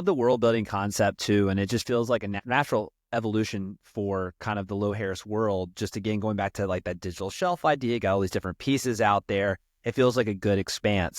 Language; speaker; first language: English; native; English